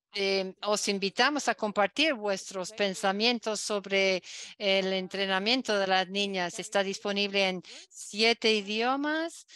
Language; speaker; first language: Spanish; non-native, fluent; Dutch